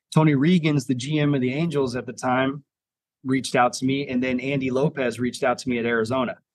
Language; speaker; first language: English; native; English